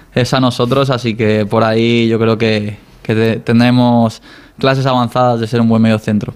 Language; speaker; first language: Spanish; native; Spanish